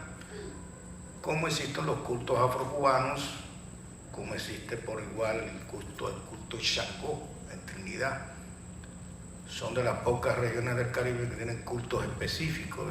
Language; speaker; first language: Spanish; native; Spanish